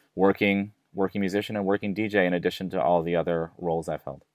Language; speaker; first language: English; native; English